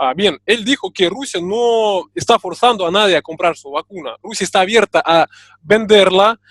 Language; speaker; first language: Spanish; non-native, fluent; Russian